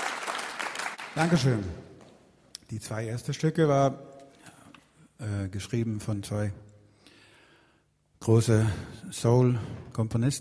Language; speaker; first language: German; non-native, learner; Swedish